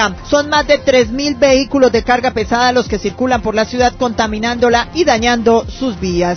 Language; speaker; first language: Spanish; native; Spanish